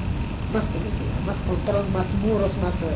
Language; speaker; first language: Spanish; non-native, fluent; Arabic